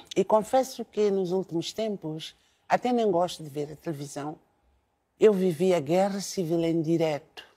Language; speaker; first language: Portuguese; non-native, local second language; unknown